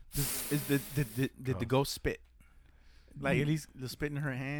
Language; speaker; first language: English; early bilingual, other home language; Spanish